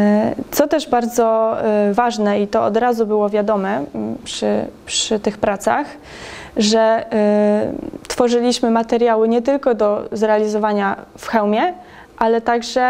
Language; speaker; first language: Polish; native; Polish